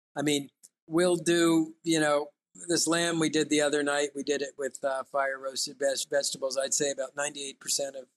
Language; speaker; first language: English; native; English